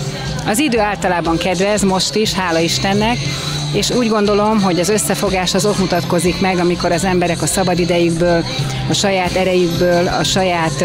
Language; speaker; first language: Hungarian; native; Hungarian